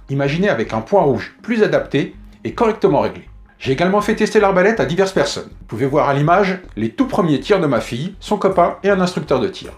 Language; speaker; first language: French; native; French